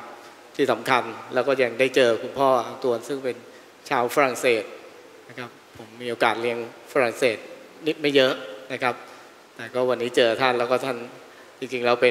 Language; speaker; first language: Thai; native; Thai